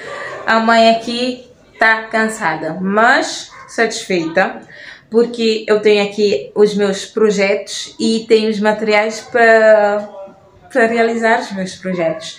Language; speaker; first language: Portuguese; non-native, local second language; Kabuverdianu